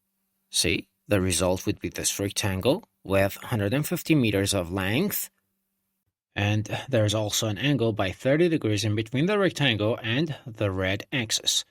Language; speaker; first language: English; non-native, fluent; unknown